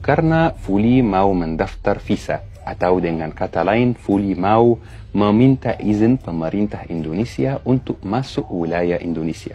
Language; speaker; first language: Indonesian; non-native, fluent; Arabic